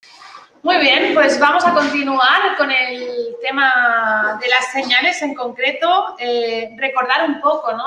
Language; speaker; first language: Spanish; native; Spanish